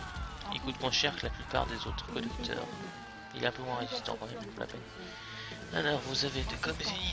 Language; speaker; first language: French; native; French